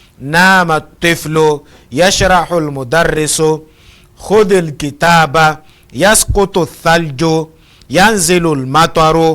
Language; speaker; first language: Arabic; non-native, fluent; Portuguese